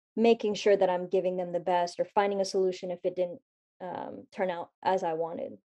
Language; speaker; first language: English; native; English